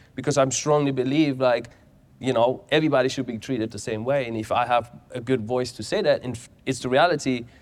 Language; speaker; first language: English; non-native, fluent; German